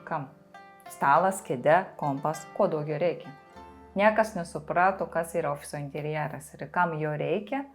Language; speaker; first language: Lithuanian; non-native, fluent; Japanese